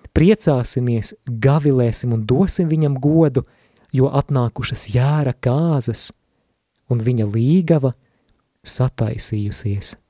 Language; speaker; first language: Latvian; native; Latvian